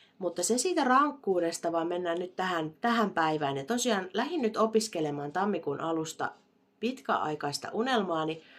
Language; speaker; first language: Finnish; native; Finnish